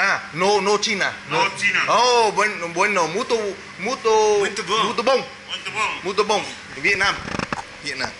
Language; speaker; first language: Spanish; non-native, learner; Vietnamese